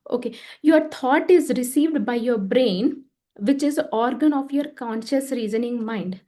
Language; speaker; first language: English; non-native, local second language; Telugu